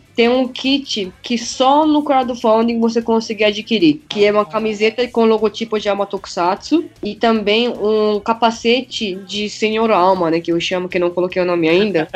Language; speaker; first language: Portuguese; early bilingual, other home language; Japanese